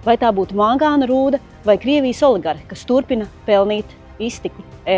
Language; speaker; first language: Latvian; native; Latvian